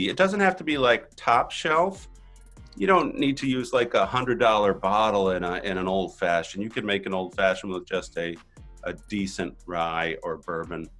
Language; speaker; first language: English; native; English